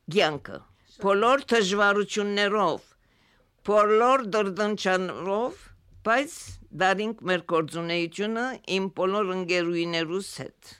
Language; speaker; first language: Armenian; early bilingual, heritage; Armenian